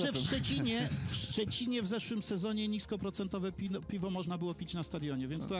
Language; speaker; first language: Polish; native; Polish